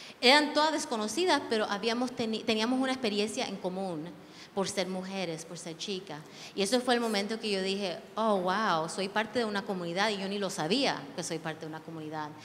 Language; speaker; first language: Spanish; early bilingual, heritage; Spanish